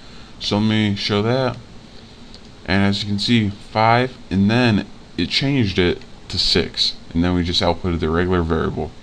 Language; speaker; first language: English; native; English